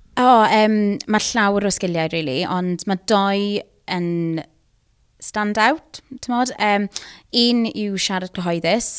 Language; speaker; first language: Welsh; non-native, local second language; English